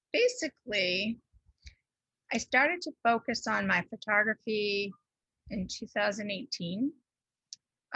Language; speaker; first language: English; native; English